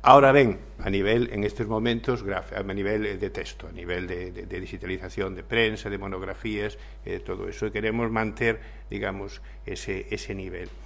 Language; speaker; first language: Spanish; non-native, local second language; Galician